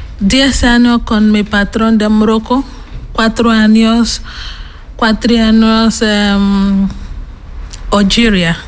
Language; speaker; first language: Spanish; non-native, learner; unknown